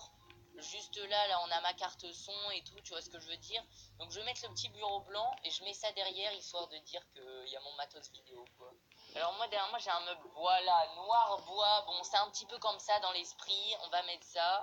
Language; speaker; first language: French; native; French